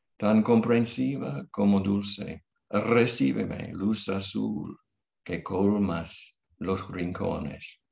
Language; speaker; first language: Spanish; non-native, fluent; English